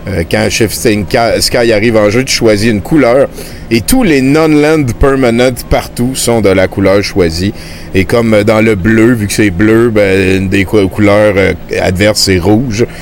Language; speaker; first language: French; native; French